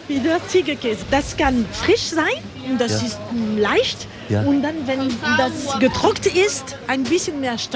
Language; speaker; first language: German; non-native, learner; French